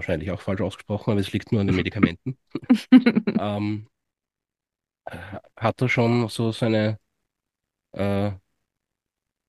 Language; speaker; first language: German; native; German